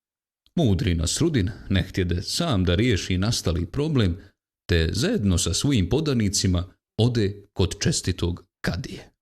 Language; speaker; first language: Bosnian; native; Bosnian